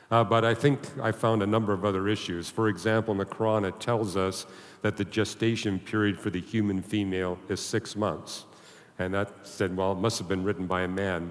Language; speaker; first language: English; native; English